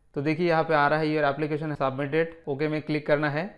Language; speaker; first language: Hindi; non-native, local second language; Bangla